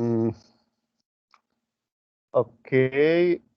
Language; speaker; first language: English; non-native, learner; Spanish